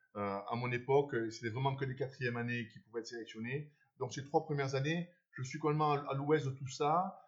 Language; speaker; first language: French; native; French